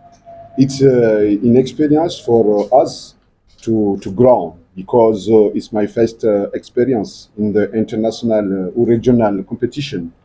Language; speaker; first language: English; non-native, learner; French